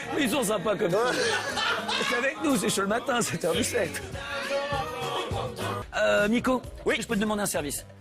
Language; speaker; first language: French; native; French